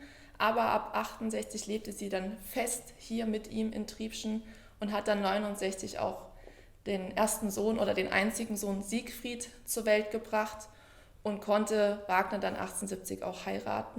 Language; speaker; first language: German; native; German